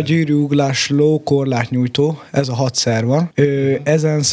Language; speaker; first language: Hungarian; native; Hungarian